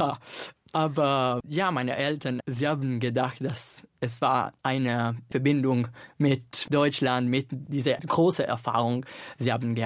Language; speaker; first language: German; non-native, fluent; Italian